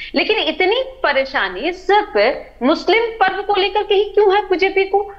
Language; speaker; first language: Hindi; native; Hindi